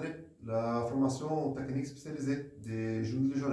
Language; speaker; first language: French; non-native, fluent; Portuguese